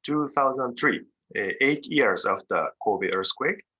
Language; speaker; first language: English; non-native, fluent; Japanese